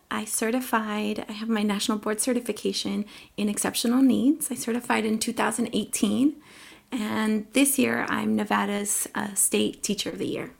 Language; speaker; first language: English; early bilingual, other home language; Spanish